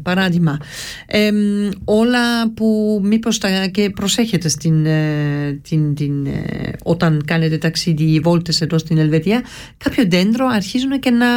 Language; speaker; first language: Greek; early bilingual, heritage; Greek